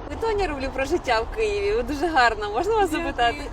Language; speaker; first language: Ukrainian; native; Ukrainian